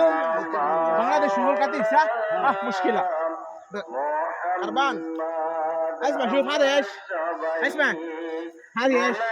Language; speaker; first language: Arabic; non-native, learner; Bangla